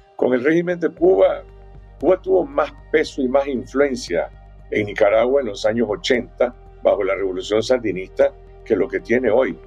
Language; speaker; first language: Spanish; native; Spanish